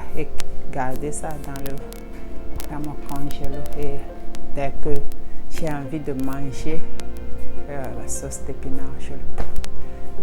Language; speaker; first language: French; non-native, local second language; Ewe